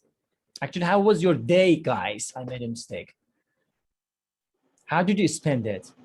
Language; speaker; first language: English; non-native, fluent; Persian